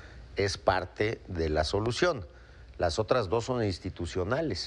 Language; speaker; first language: Spanish; native; Spanish